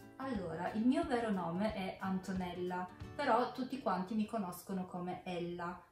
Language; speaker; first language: Italian; native; Italian